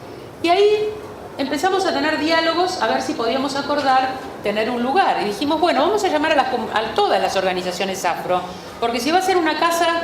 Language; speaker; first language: Spanish; native; Spanish